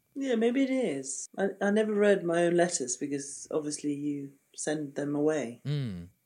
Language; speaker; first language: English; non-native, fluent; Swedish